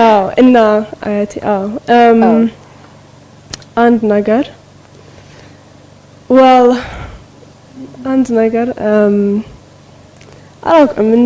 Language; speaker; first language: Amharic; early bilingual, heritage; Amharic